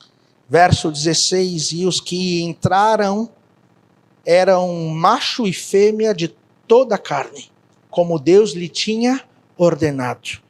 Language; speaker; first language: Portuguese; native; Portuguese